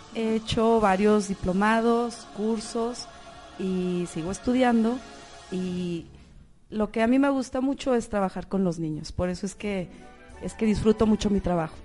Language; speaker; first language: Spanish; native; Spanish